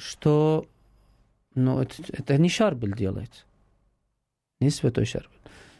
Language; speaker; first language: Russian; non-native, fluent; Arabic